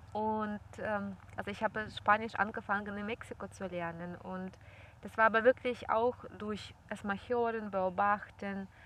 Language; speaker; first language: German; non-native, fluent; Russian